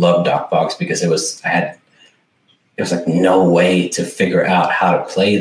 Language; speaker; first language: English; non-native, fluent; Swedish